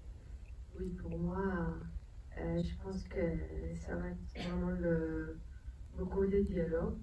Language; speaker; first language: French; non-native, fluent; Hebrew